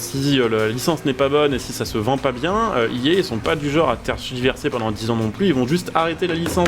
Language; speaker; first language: French; native; French